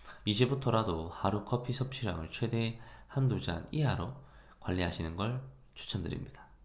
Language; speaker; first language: Korean; native; Korean